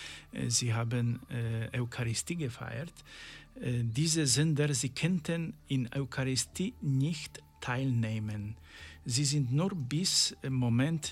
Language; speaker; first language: German; non-native, learner; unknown